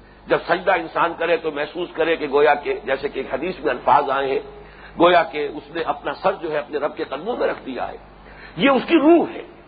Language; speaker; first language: Urdu; native; Urdu